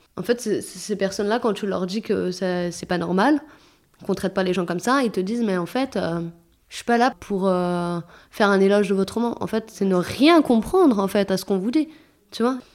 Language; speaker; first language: French; early bilingual, other home language; Arabic